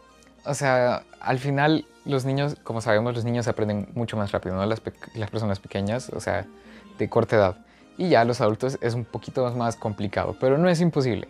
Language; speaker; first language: Spanish; native; Spanish